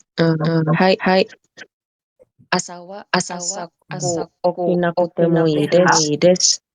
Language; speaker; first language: Japanese; non-native, learner; Indonesian